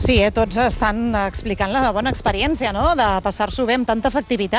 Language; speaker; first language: Catalan; native; Catalan